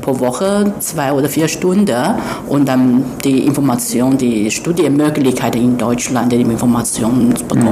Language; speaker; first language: German; non-native, fluent; Chinese